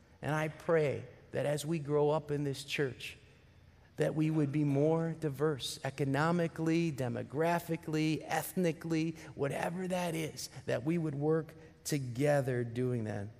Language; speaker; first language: English; native; English